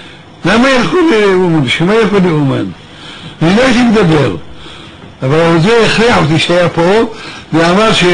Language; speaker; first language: Hebrew; early bilingual, other home language; Arabic